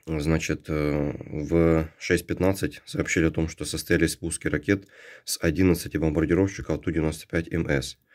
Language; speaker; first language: Russian; native; Russian